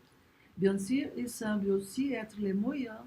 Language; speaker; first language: French; non-native, learner; Portuguese